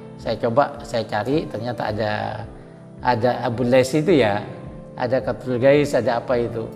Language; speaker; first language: Indonesian; non-native, local second language; Madurese